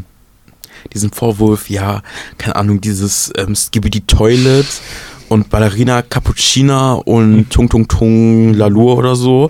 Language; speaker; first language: German; native; German